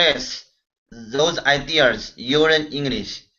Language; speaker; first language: English; non-native, learner; Chinese